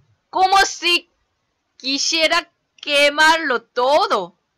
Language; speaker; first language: Spanish; non-native, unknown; Korean